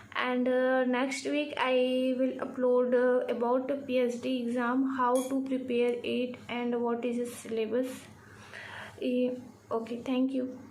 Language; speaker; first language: English; non-native, local second language; Hindi